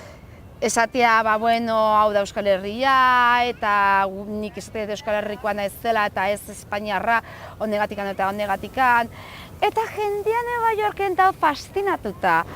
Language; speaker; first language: Basque; non-native, local second language; Spanish